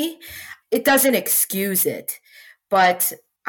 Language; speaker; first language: English; native; English